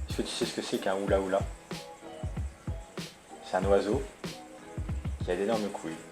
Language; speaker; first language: French; native; French